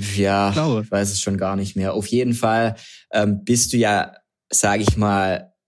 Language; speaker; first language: German; native; German